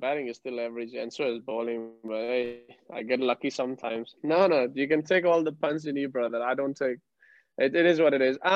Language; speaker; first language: English; non-native, local second language; Punjabi